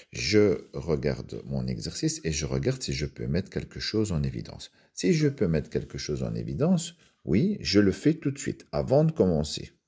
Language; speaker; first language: French; native; French